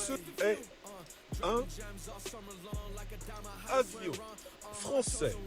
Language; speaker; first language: French; non-native, learner; English